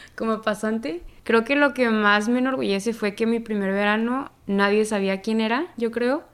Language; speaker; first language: Spanish; native; Spanish